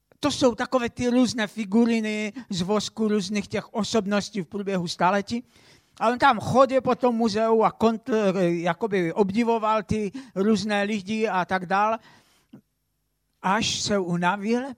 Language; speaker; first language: Czech; non-native, local second language; Polish